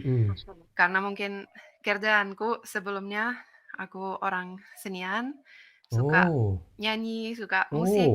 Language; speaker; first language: Indonesian; non-native, fluent; Finnish